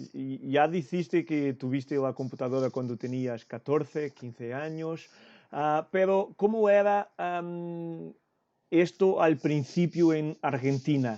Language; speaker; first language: Spanish; non-native, fluent; Portuguese